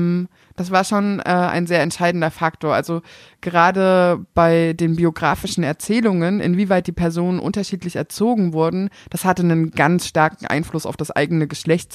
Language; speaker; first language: German; native; German